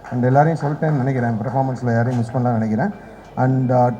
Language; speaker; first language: Tamil; native; Tamil